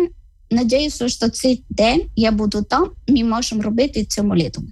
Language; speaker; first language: Ukrainian; non-native, learner; Malayalam